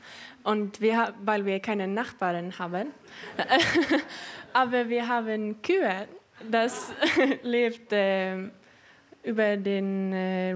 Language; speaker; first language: German; non-native, learner; Swedish